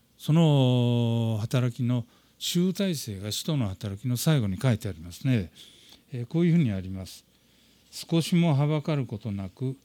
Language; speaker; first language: Japanese; native; Japanese